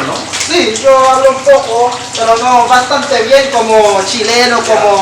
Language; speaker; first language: Spanish; non-native, learner; Haitian Creole